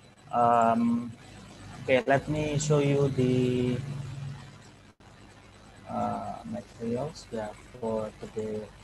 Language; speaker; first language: English; non-native, fluent; Indonesian